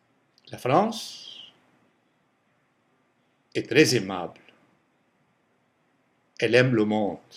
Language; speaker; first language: French; non-native, local second language; Arabic